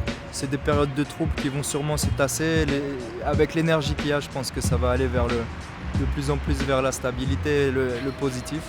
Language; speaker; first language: French; native; French